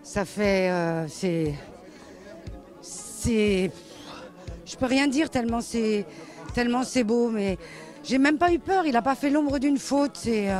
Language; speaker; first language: French; native; French